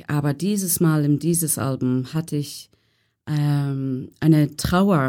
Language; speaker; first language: German; non-native, learner; English